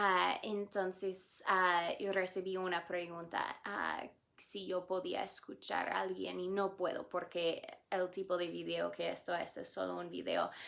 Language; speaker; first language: Spanish; non-native, fluent; English